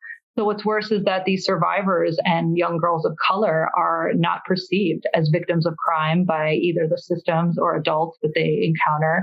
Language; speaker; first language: English; early bilingual, other home language; Persian